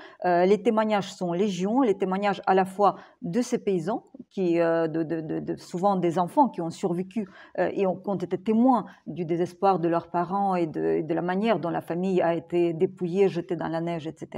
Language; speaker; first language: French; non-native, fluent; Ukrainian